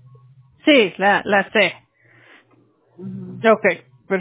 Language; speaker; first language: Spanish; early bilingual, heritage; Spanish